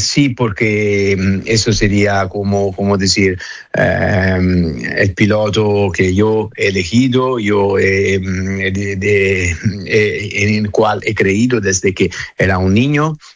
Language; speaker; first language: Spanish; non-native, fluent; Italian